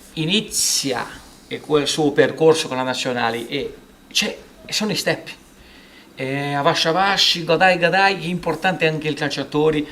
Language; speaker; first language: Italian; non-native, fluent; Portuguese